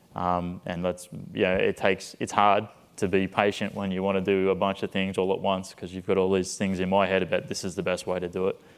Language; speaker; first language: English; native; English